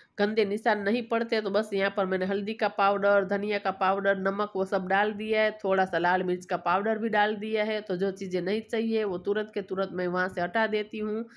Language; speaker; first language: Hindi; non-native, local second language; Gujarati